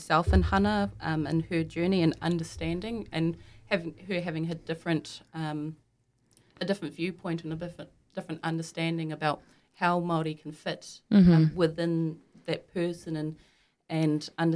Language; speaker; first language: English; native; English